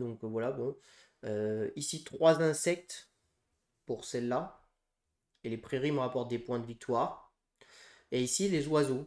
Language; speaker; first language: French; native; French